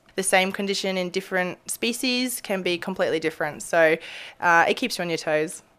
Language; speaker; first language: English; native; English